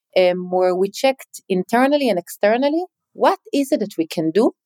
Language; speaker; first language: English; non-native, fluent; Hebrew